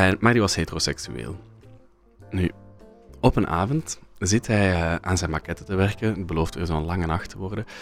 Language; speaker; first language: Dutch; native; Dutch